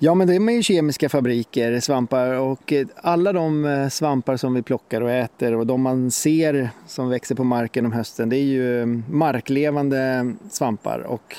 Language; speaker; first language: Swedish; native; Swedish